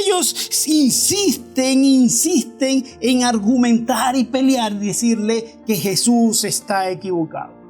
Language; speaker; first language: Spanish; native; Spanish